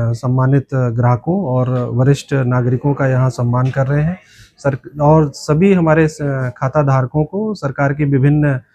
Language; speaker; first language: Hindi; native; Hindi